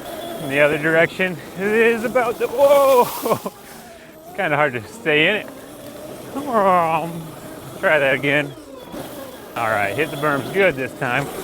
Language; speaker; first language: English; native; English